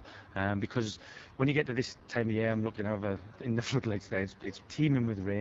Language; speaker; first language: English; native; English